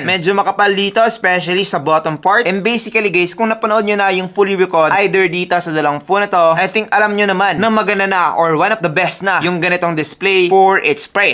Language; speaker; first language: Filipino; native; Filipino